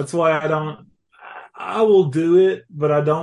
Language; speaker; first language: English; native; English